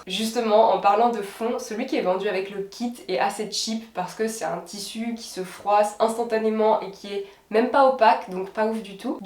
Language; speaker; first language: French; native; French